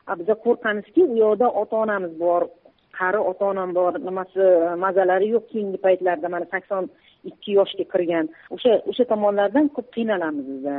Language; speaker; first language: Uzbek; early bilingual, heritage; Uzbek